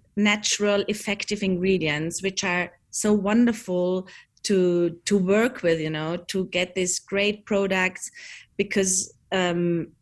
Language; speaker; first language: English; non-native, fluent; German